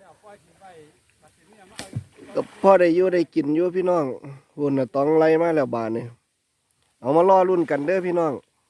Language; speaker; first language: Thai; native; Thai